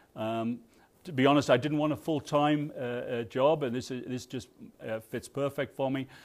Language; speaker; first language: English; native; English